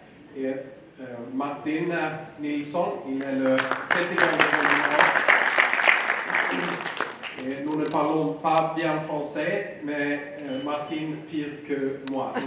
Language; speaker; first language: French; non-native, learner; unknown